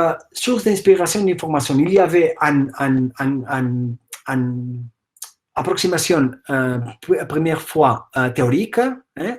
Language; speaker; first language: French; non-native, fluent; Catalan